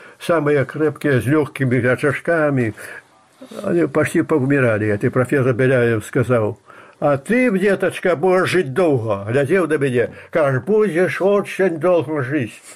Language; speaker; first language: Russian; non-native, fluent; Belarusian